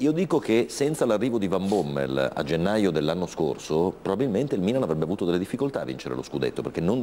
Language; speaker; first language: Italian; native; Italian